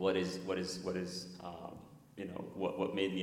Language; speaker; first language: English; non-native, fluent; Arabic